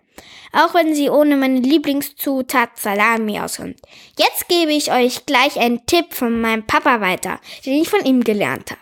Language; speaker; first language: German; native; German